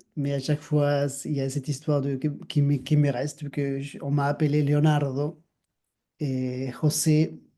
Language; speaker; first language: French; non-native, fluent; Spanish